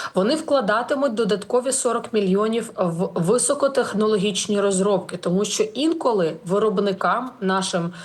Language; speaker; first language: Ukrainian; native; Ukrainian